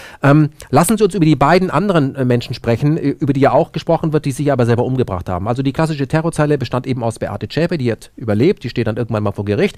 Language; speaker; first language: German; native; German